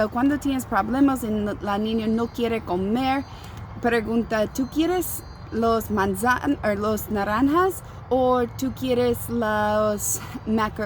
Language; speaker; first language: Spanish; non-native, learner; English